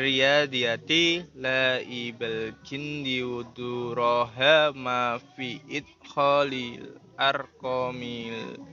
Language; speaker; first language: Arabic; non-native, learner; Indonesian